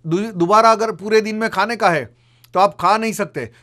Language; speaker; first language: Hindi; non-native, local second language; Gujarati